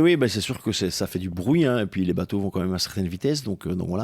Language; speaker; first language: French; native; French